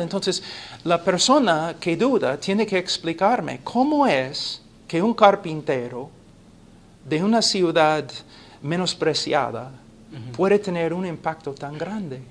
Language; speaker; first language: Spanish; non-native, fluent; English